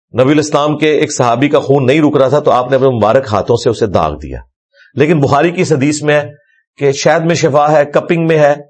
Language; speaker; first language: Urdu; non-native, local second language; Punjabi